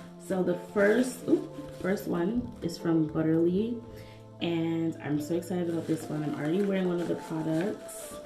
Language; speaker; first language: English; native; English